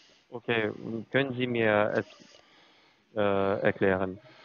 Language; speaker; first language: German; non-native, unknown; Russian